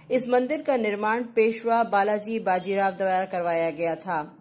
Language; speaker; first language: Hindi; non-native, local second language; Marathi